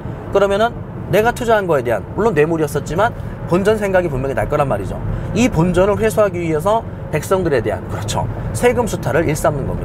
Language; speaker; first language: Korean; native; Korean